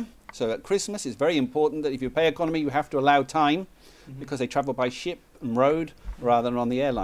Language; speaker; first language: English; native; English